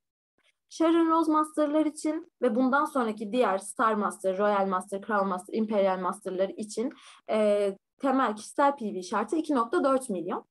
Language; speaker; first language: Turkish; native; Turkish